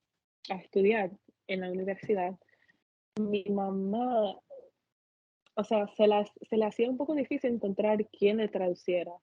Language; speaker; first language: Spanish; non-native, fluent; English